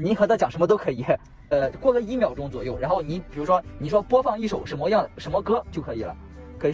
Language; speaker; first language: Chinese; native; Chinese